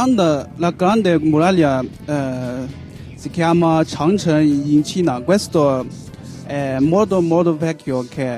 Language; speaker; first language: Italian; non-native, learner; Chinese